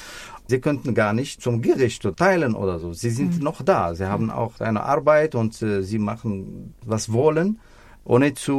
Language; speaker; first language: German; non-native, fluent; Arabic